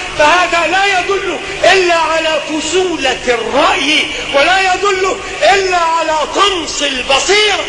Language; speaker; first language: Arabic; non-native, local second language; Ngazidja Comorian